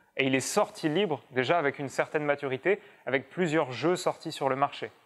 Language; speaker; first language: French; native; French